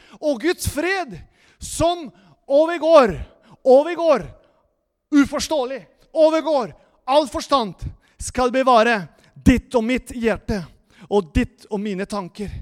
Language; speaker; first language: Norwegian; non-native, fluent; Spanish